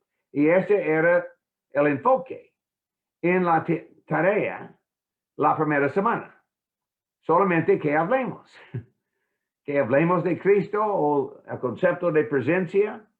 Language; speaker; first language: Spanish; non-native, fluent; English